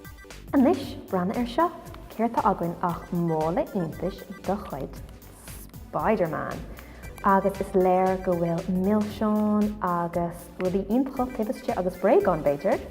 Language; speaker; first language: Irish; non-native, local second language; English